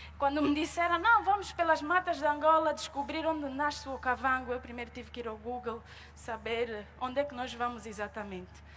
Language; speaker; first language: Portuguese; native; Portuguese